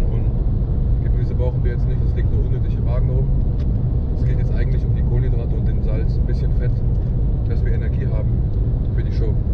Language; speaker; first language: German; native; German